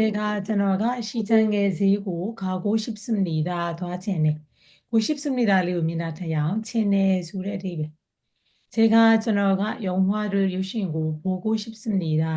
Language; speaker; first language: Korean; non-native, fluent; Burmese